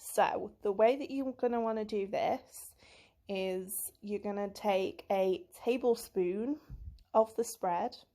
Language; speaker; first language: English; native; English